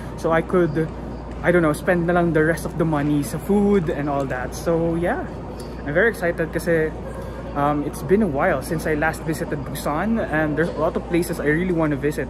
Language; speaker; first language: English; non-native, local second language; Filipino